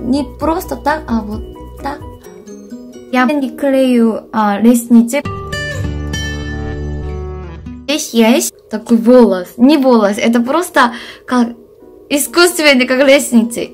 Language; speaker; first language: Russian; non-native, fluent; Korean